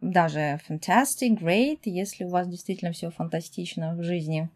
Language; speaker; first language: Russian; native; Russian